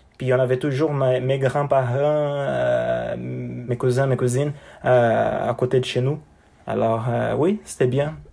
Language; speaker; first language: French; non-native, fluent; Portuguese